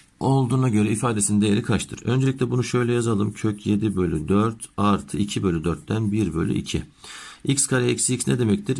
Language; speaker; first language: Turkish; native; Turkish